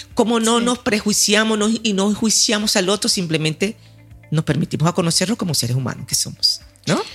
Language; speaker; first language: Spanish; native; Spanish